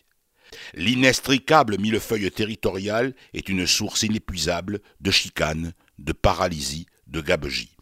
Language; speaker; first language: French; native; French